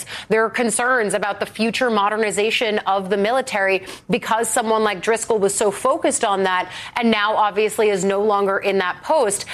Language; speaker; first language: English; native; English